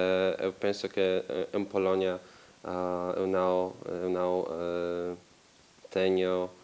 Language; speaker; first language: Portuguese; non-native, learner; Polish